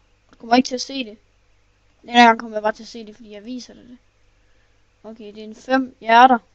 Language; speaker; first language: Danish; native; Danish